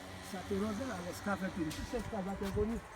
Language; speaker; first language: French; non-native, local second language; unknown